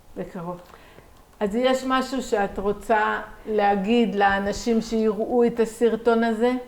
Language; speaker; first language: Hebrew; native; Hebrew